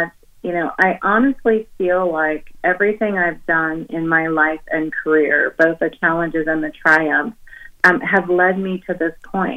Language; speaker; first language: English; native; English